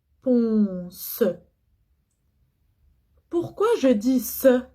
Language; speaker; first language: French; non-native, fluent; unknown